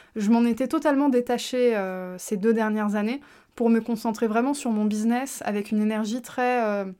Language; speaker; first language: French; native; French